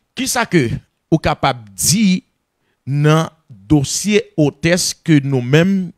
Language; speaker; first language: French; non-native, local second language; Haitian Creole